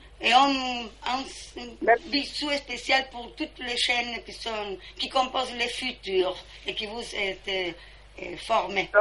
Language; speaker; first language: French; non-native, fluent; Spanish